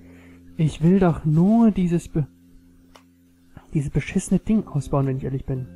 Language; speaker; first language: German; native; German